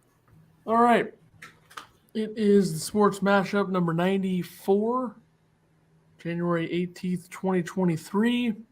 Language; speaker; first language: English; native; English